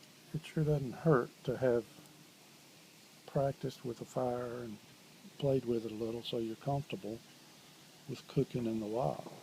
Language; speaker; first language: English; native; English